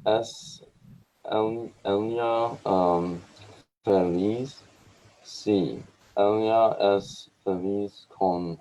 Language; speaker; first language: Spanish; non-native, learner; English